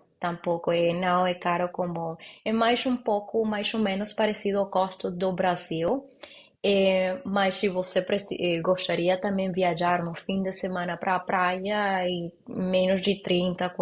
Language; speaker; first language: Portuguese; non-native, learner; Spanish